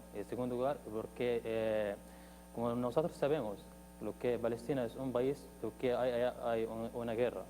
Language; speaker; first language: Spanish; non-native, fluent; Arabic